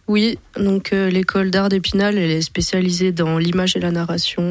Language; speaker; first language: French; native; French